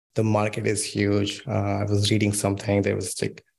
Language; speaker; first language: English; non-native, local second language; Hindi